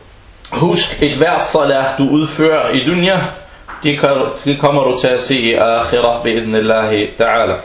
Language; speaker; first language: Danish; non-native, fluent; Arabic